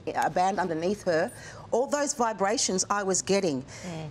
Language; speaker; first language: English; native; English